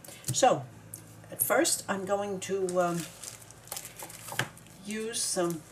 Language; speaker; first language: English; native; English